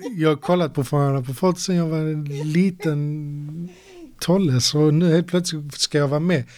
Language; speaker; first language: Swedish; native; Swedish